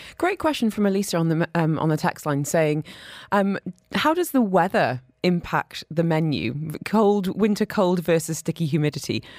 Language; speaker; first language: English; native; English